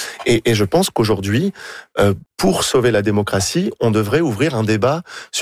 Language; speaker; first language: French; native; French